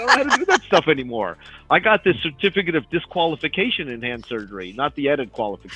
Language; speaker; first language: English; native; English